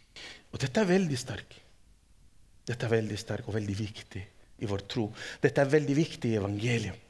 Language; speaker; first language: Norwegian; non-native, fluent; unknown